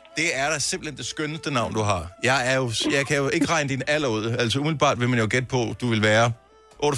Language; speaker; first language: Danish; native; Danish